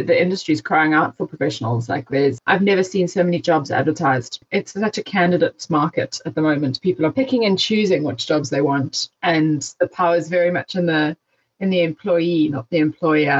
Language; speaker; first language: English; native; English